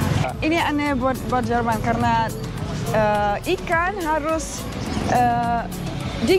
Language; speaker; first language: Indonesian; non-native, learner; German